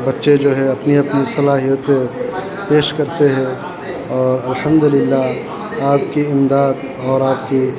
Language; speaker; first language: Hindi; non-native, local second language; Bangla